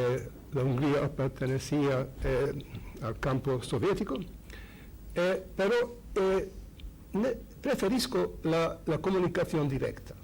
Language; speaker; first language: Spanish; non-native, fluent; Hungarian